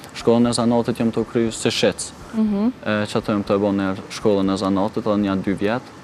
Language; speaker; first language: Albanian; early bilingual, heritage; Albanian